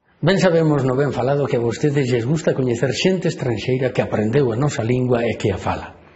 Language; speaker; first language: Galician; native; Galician